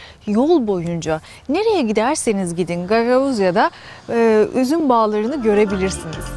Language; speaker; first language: Turkish; native; Turkish